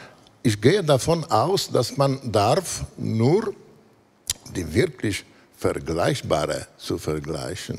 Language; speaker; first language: German; non-native, fluent; Polish